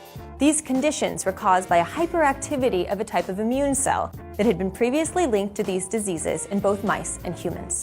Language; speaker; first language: English; native; English